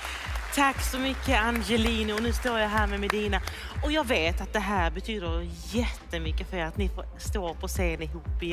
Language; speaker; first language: Swedish; native; Swedish